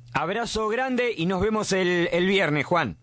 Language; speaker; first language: Spanish; native; Spanish